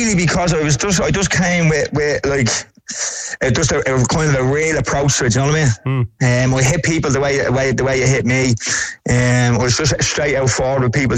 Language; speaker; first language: English; native; English